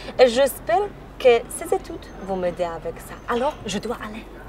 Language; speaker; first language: French; non-native, fluent; Polish